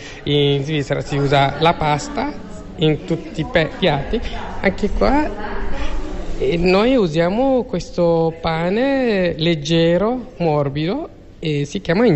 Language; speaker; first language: Italian; non-native, learner; Tigrinya